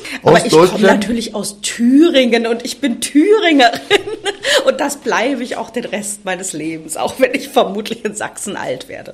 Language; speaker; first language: German; native; German